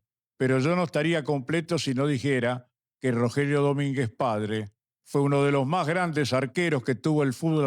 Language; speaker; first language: Spanish; native; Spanish